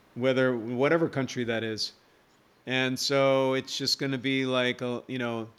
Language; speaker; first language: English; native; English